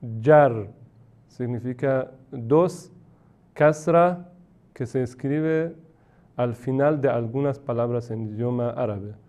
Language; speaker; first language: Spanish; non-native, fluent; Persian